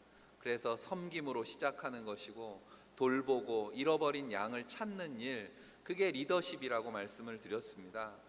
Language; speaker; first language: Korean; native; Korean